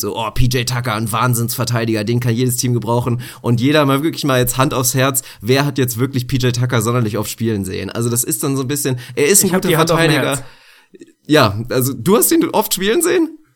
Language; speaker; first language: German; native; German